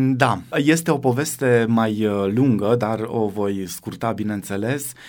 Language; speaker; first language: Romanian; native; Romanian